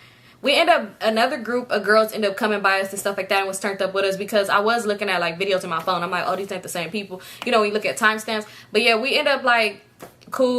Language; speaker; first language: English; native; English